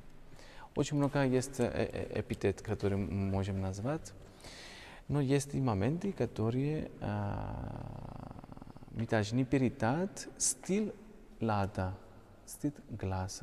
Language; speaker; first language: Russian; non-native, fluent; Greek